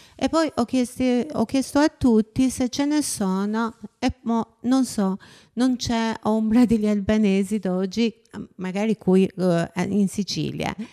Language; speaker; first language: Italian; non-native, fluent; Albanian